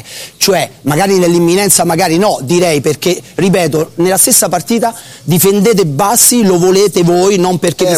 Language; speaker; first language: Italian; native; Italian